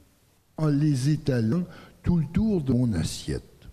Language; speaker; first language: French; native; French